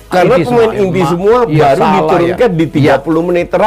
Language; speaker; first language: Indonesian; native; Indonesian